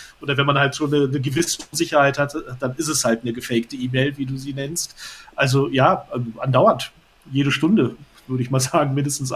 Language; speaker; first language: German; native; German